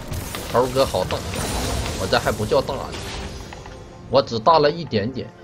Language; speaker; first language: Chinese; native; Chinese